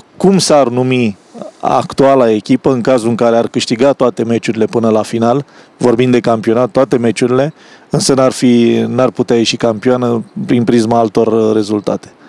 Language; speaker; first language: Romanian; native; Romanian